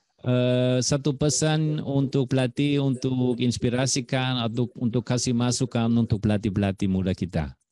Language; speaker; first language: Indonesian; non-native, fluent; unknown